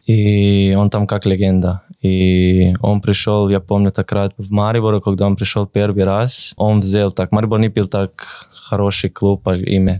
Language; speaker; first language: Russian; non-native, learner; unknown